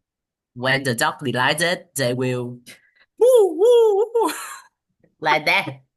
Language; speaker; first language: English; non-native, learner; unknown